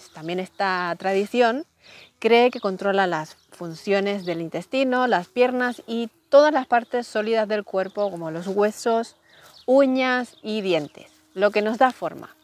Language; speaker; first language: Spanish; native; Spanish